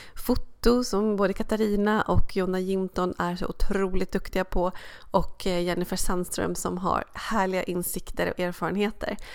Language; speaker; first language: Swedish; native; Swedish